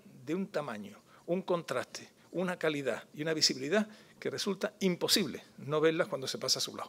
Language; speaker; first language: Spanish; native; Spanish